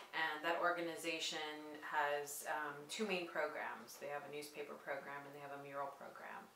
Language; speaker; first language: English; native; English